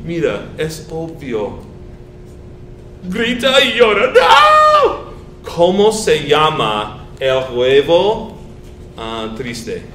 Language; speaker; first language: Spanish; non-native, fluent; English